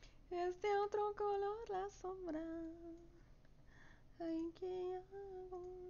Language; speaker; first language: Spanish; native; Spanish